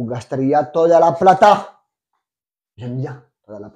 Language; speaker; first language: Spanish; non-native, fluent; French